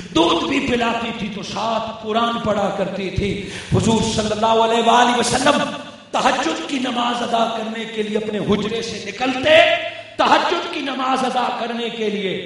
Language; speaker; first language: Urdu; non-native, local second language; Punjabi